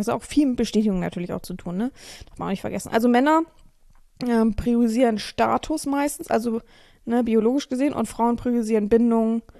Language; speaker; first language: German; native; German